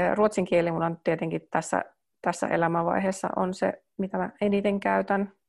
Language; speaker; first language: Finnish; early bilingual, heritage; Finnish